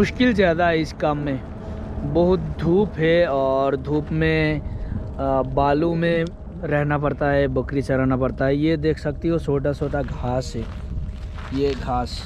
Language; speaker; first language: Hindi; non-native, local second language; Bangla